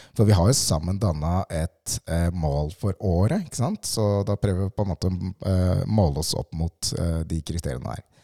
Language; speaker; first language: Norwegian; early bilingual, other home language; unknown